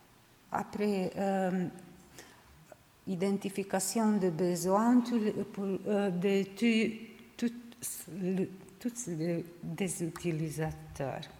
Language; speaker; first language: French; non-native, learner; Serbian